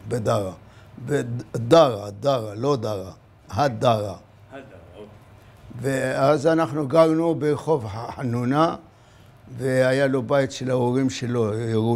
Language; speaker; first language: Hebrew; non-native, fluent; Arabic